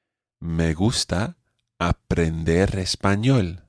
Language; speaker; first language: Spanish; non-native, fluent; English